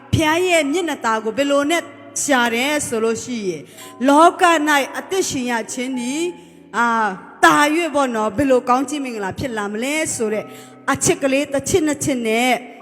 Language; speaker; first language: Burmese; non-native, local second language; Hakha Chin